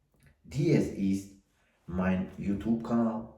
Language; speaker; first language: German; non-native, learner; Tajik